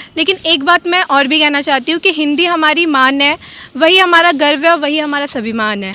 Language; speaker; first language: Hindi; native; Hindi